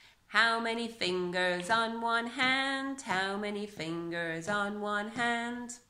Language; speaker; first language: English; non-native, fluent; Italian